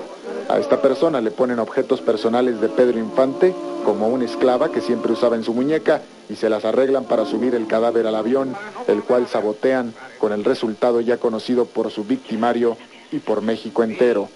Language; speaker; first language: Spanish; native; Spanish